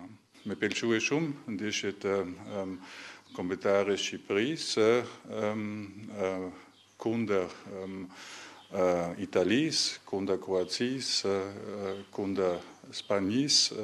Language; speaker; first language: Albanian; non-native, learner; German